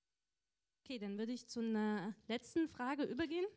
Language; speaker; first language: German; native; German